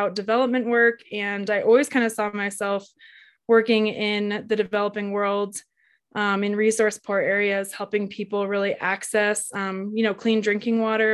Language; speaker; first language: English; native; English